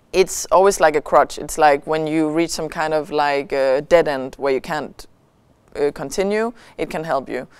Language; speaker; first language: English; non-native, fluent; Danish